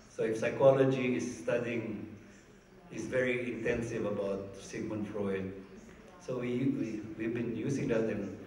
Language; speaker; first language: English; non-native, local second language; Filipino